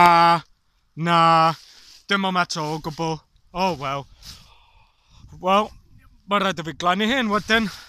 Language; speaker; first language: Welsh; non-native, learner; English